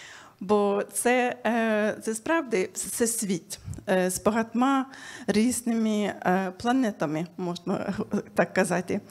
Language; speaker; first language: Ukrainian; non-native, fluent; Swedish